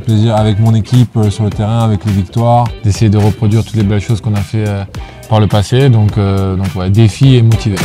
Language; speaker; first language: French; native; French